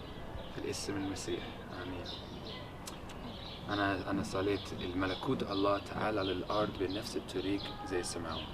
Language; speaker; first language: Arabic; non-native, learner; English